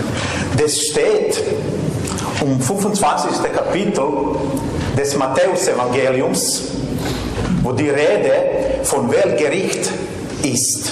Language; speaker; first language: German; non-native, fluent; Serbian